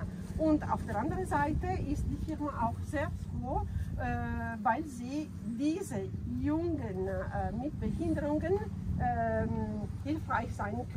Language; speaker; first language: German; non-native, fluent; Italian